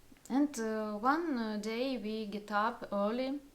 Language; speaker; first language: English; non-native, learner; Russian